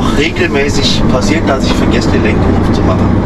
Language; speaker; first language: German; native; German